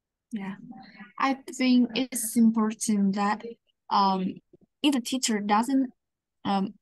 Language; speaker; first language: English; non-native, learner; Vietnamese